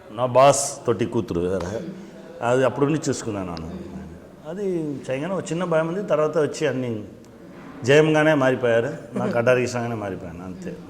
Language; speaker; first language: Telugu; non-native, local second language; Tamil